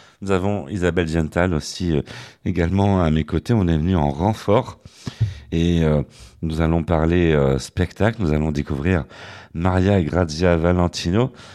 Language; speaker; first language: French; native; French